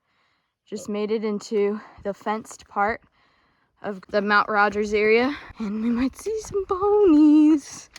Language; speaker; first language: English; native; English